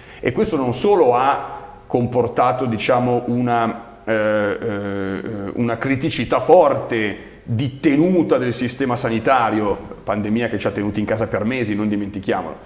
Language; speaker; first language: Italian; native; Italian